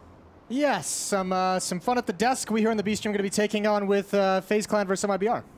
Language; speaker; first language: English; native; English